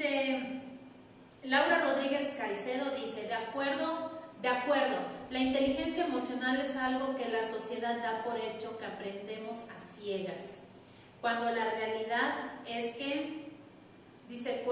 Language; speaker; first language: Spanish; native; Spanish